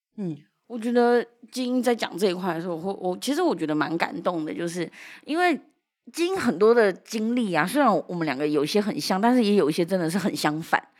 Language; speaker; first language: Chinese; early bilingual, heritage; Chinese